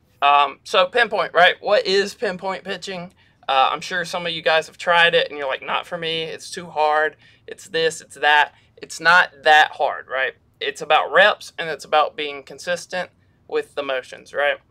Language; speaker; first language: English; native; English